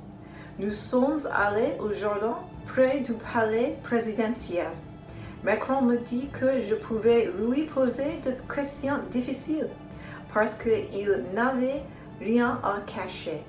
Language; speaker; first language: French; non-native, learner; English